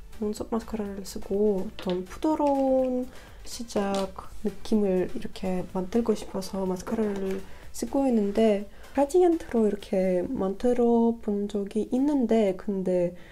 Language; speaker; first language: Korean; non-native, learner; Russian